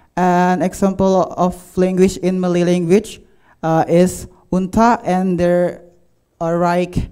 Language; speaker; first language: English; non-native, learner; Indonesian